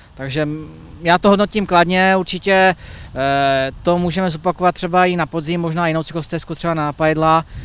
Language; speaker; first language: Czech; native; Czech